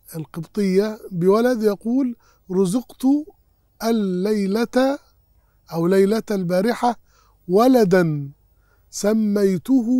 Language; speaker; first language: Arabic; native; Arabic